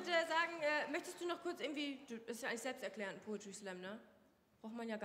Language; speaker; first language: German; native; German